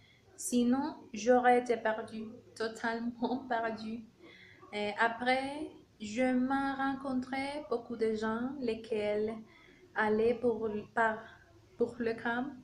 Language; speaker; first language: French; non-native, learner; Spanish